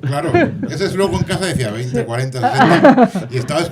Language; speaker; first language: Spanish; native; Spanish